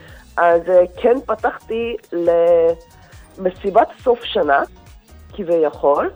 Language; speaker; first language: Hebrew; non-native, fluent; Korean